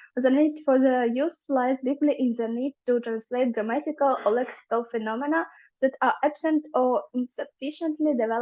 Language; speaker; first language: English; non-native, fluent; Ukrainian